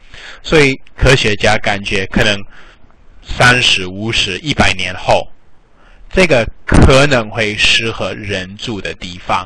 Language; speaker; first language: Chinese; non-native, fluent; English